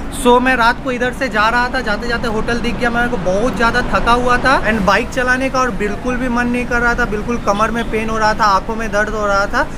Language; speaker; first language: Hindi; native; Hindi